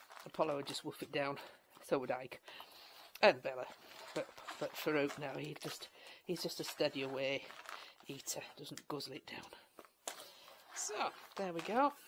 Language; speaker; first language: English; native; English